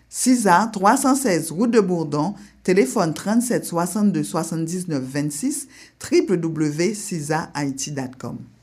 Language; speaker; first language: French; non-native, local second language; Haitian Creole